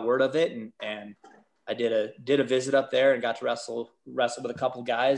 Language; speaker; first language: English; native; English